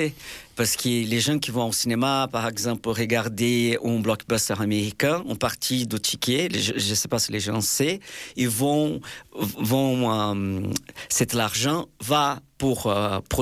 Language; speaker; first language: French; non-native, fluent; Portuguese